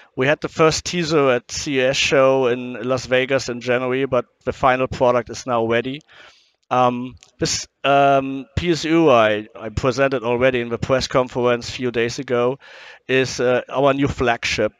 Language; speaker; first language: English; non-native, fluent; German